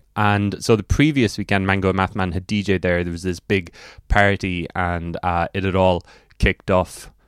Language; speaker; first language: English; native; English